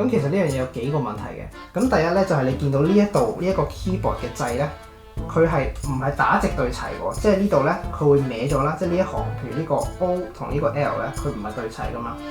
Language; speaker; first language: Cantonese; native; Cantonese